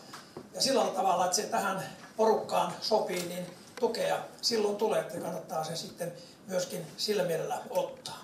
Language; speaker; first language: Finnish; native; Finnish